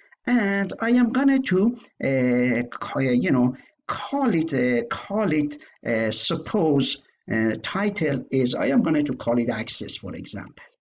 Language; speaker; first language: English; non-native, fluent; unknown